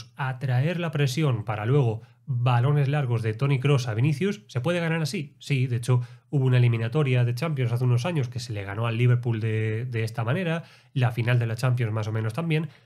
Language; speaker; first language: Spanish; native; Spanish